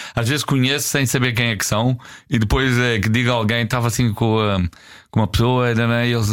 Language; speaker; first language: Portuguese; non-native, fluent; English